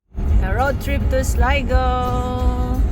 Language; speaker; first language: English; non-native, local second language; Filipino